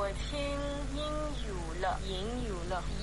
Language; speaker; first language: Chinese; non-native, learner; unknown